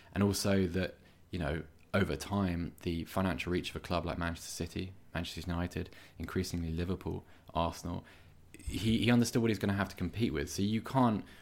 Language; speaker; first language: English; native; English